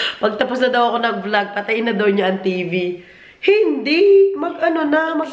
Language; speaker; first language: Filipino; non-native, local second language; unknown